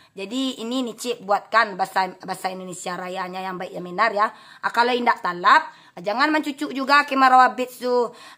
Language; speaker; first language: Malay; non-native, local second language; Minangkabau